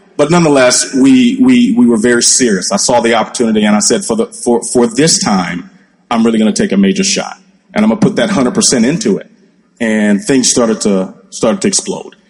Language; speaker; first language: English; native; English